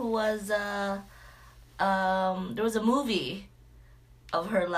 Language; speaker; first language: English; non-native, local second language; Cebuano